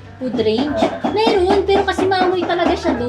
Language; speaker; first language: Filipino; native; Filipino